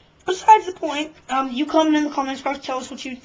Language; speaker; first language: English; native; English